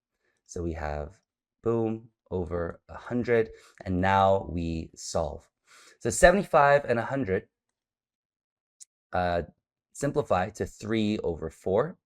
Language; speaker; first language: English; native; English